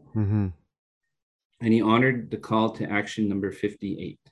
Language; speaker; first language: English; native; English